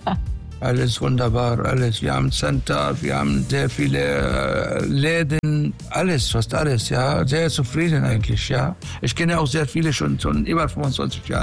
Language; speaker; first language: German; non-native, fluent; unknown